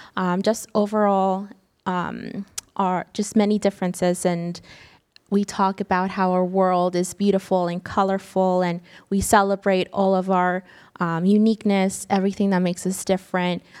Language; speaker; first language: English; early bilingual, other home language; Spanish